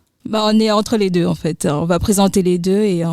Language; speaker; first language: French; native; French